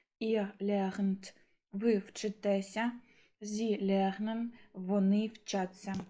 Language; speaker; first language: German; non-native, fluent; Ukrainian